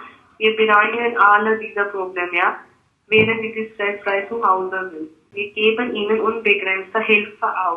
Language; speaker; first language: German; non-native, learner; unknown